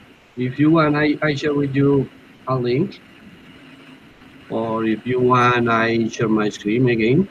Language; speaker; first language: English; non-native, learner; Spanish